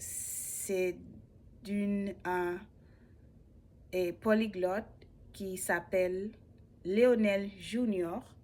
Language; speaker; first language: French; non-native, learner; English